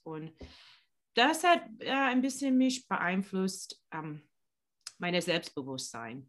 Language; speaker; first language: German; non-native, learner; English